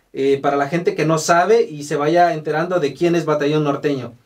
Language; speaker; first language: Spanish; native; Spanish